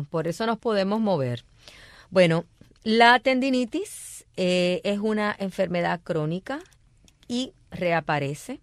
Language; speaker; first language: Spanish; native; Spanish